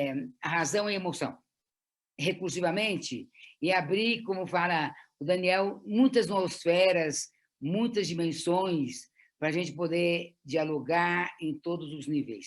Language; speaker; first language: Portuguese; non-native, fluent; Spanish